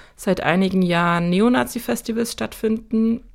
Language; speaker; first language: German; native; German